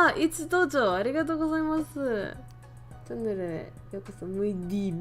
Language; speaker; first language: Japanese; non-native, fluent; Vietnamese